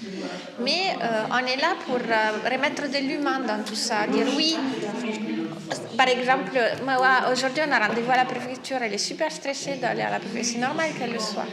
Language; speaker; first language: French; native; French